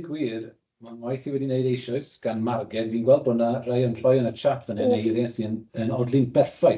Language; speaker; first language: Welsh; native; Welsh